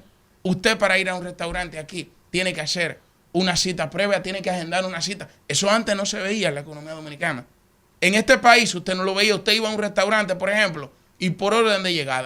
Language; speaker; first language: Spanish; native; Spanish